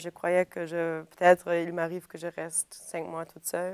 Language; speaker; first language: French; non-native, fluent; German